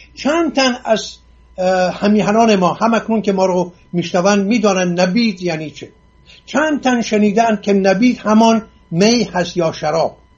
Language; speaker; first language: Persian; non-native, local second language; Assyrian Neo-Aramaic